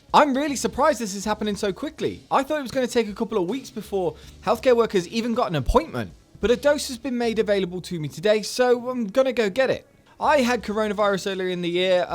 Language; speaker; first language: English; native; English